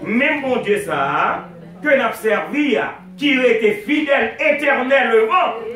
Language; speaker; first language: French; native; French